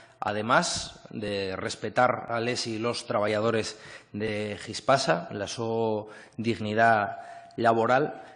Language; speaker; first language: Asturian; native; Asturian